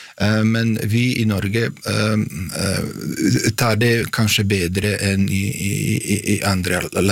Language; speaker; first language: Norwegian; non-native, fluent; Bosnian